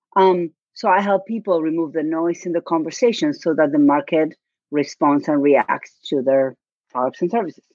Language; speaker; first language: English; non-native, fluent; Spanish